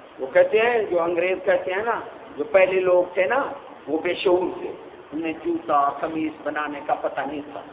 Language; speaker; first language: Urdu; non-native, local second language; Punjabi